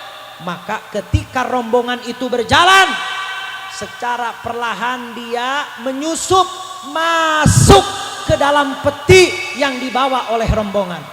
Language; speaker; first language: Indonesian; native; Indonesian